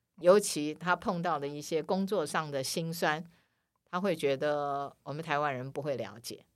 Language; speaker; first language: Chinese; native; Chinese